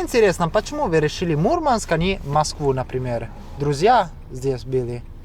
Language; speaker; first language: Russian; non-native, fluent; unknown